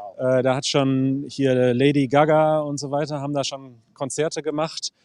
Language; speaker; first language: German; native; German